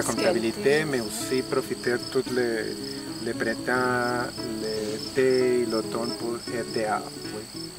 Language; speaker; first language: French; non-native, fluent; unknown